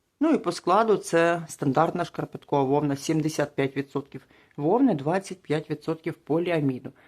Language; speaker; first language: Ukrainian; non-native, local second language; Russian